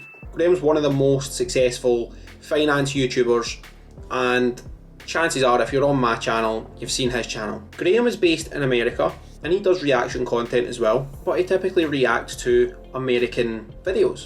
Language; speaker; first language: English; native; English